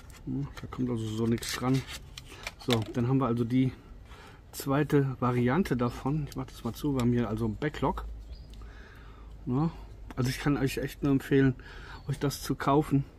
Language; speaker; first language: German; native; German